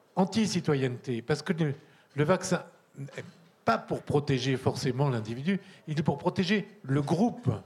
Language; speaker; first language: French; native; French